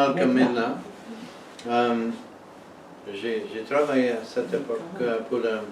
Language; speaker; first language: French; non-native, fluent; English